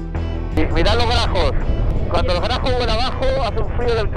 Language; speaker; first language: Spanish; native; Spanish